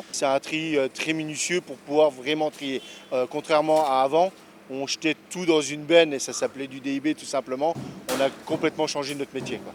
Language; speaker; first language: French; native; French